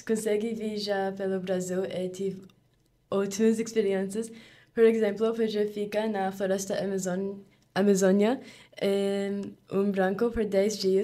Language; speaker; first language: Portuguese; non-native, learner; English